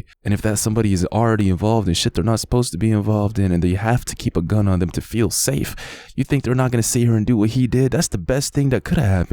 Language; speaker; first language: English; native; English